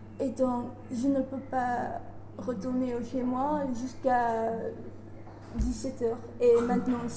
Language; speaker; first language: French; non-native, learner; English